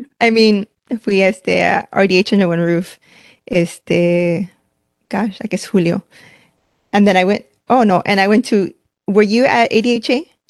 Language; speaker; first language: English; early bilingual, other home language; Spanish